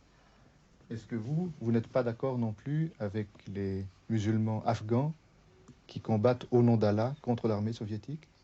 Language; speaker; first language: French; native; French